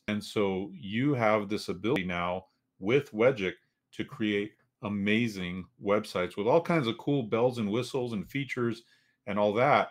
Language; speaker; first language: English; native; English